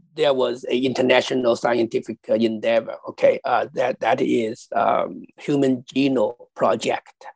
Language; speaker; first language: English; non-native, fluent; Chinese